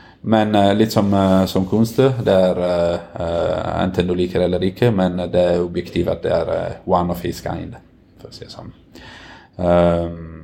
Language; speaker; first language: Norwegian; non-native, fluent; Italian